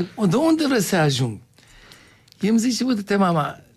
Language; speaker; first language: Romanian; non-native, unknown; Hebrew